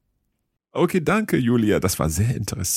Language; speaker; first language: German; non-native, learner; English